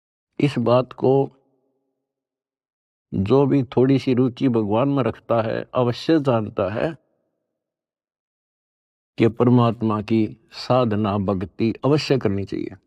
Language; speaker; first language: Hindi; native; Hindi